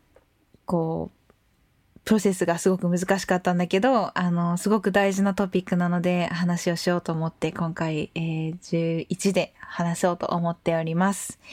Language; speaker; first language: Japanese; native; Japanese